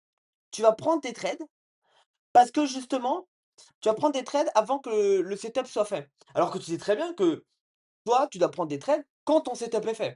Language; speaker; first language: French; native; French